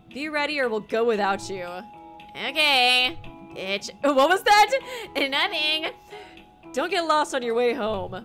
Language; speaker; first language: English; native; English